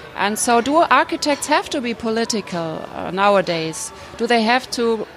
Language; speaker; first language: English; non-native, fluent; German